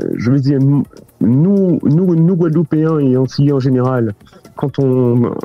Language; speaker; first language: French; native; French